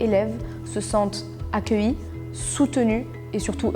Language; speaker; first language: French; native; French